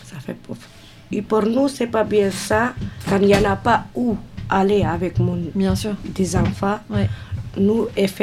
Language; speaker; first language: French; non-native, learner; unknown